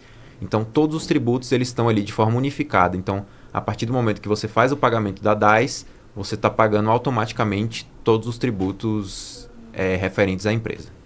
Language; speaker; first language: Portuguese; native; Portuguese